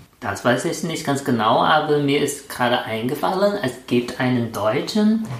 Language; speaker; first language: German; non-native, fluent; Chinese